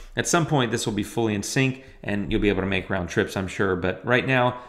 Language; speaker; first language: English; native; English